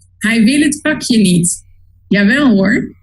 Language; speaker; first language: Dutch; non-native, learner; Spanish